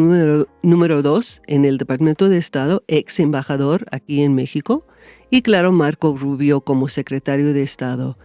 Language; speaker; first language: Spanish; non-native, fluent; English